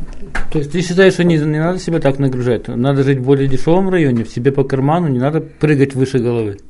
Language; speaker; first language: Russian; native; Russian